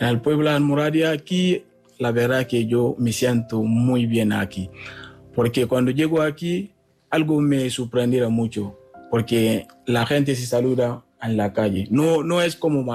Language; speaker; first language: Spanish; non-native, fluent; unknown